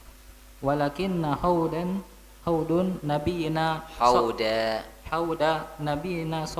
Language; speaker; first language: Arabic; non-native, learner; Indonesian